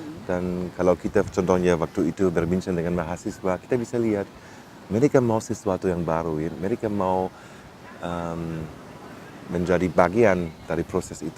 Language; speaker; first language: Indonesian; non-native, fluent; German